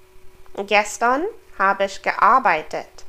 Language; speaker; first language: German; non-native, fluent; English